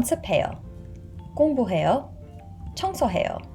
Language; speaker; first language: Korean; non-native, fluent; English